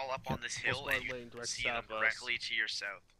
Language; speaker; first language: English; native; English